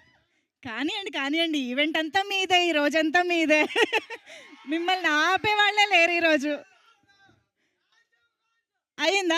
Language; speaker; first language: Telugu; native; Telugu